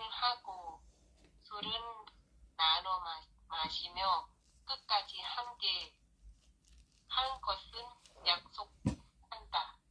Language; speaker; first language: Korean; non-native, learner; Thai